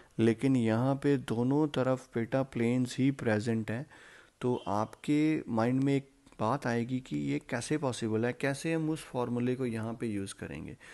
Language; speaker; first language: Hindi; non-native, local second language; Punjabi